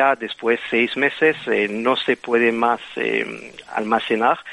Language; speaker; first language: Spanish; non-native, fluent; French